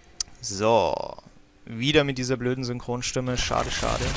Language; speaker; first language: German; native; German